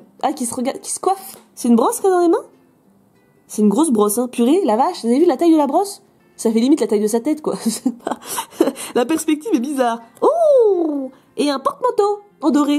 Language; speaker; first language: French; native; French